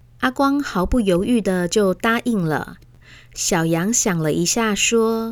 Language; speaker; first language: Chinese; native; Chinese